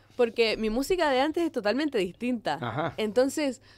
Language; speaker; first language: Spanish; native; Spanish